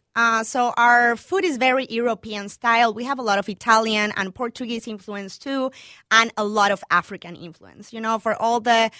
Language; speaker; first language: English; non-native, fluent; Spanish